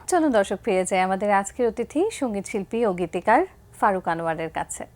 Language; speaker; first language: Bangla; native; Bangla